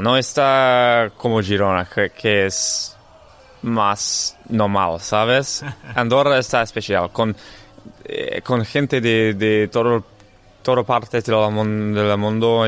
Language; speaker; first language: Spanish; non-native, learner; English